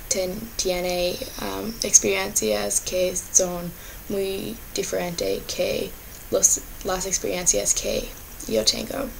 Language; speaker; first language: Spanish; non-native, learner; English